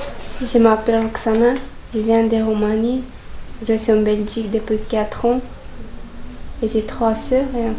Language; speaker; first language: French; non-native, learner; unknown